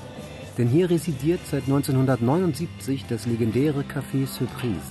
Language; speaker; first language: German; native; German